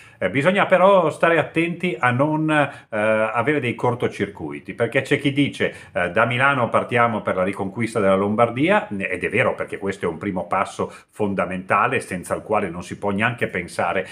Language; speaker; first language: Italian; native; Italian